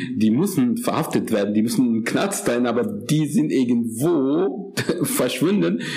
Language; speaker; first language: German; non-native, fluent; Urdu